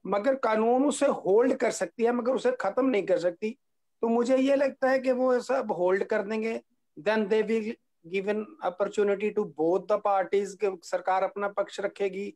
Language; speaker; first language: Hindi; native; Hindi